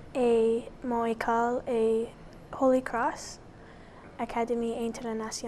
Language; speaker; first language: French; non-native, local second language; English